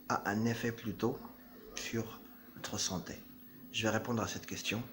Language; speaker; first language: French; non-native, local second language; Arabic